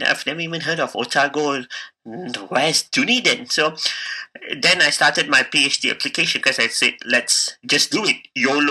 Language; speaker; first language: English; non-native, local second language; Tamil